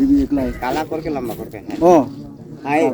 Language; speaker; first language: Hindi; non-native, local second language; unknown